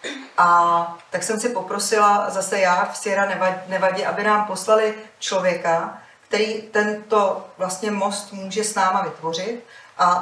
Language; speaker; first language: Czech; native; Czech